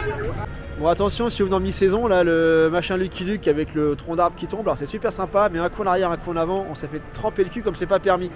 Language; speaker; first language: French; native; French